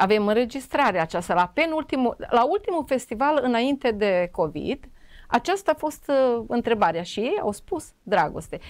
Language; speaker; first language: Romanian; non-native, local second language; Serbian